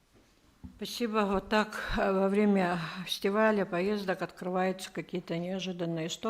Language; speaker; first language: Russian; native; Russian